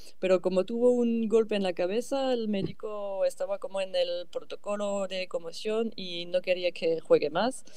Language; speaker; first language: Spanish; non-native, fluent; French